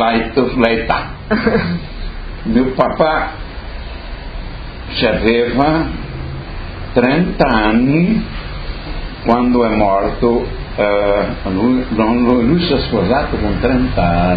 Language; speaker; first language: Italian; early bilingual, heritage; Portuguese